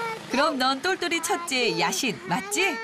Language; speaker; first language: Korean; native; Korean